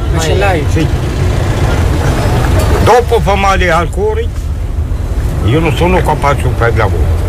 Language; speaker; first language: Italian; non-native, learner; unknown